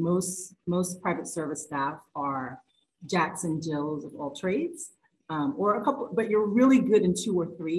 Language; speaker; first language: English; native; English